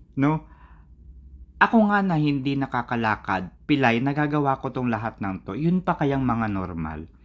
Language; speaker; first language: Filipino; native; Filipino